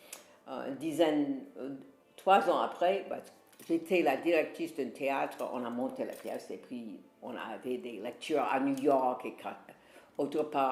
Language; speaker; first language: French; non-native, fluent; English